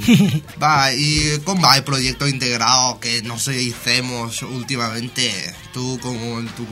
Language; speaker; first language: Spanish; non-native, fluent; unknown